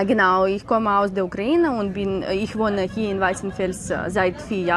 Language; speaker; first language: German; non-native, learner; Ukrainian